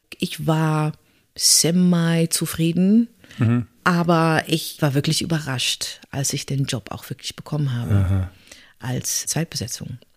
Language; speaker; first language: German; non-native, fluent; Dutch